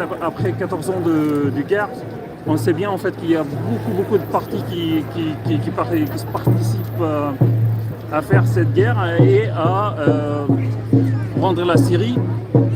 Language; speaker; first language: French; non-native, fluent; Arabic